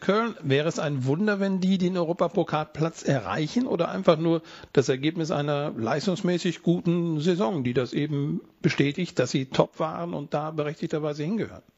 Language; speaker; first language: German; native; German